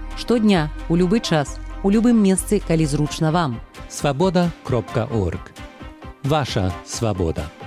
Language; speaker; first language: Belarusian; native; Belarusian